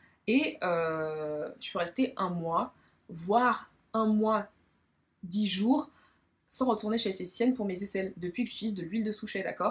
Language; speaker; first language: French; native; French